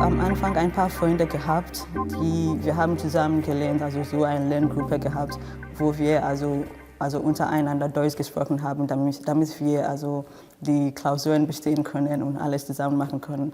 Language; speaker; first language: German; non-native, fluent; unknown